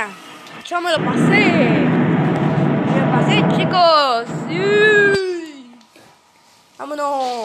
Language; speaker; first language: Spanish; native; Spanish